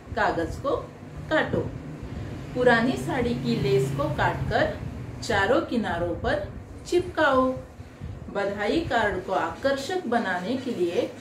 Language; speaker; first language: Hindi; non-native, local second language; Marathi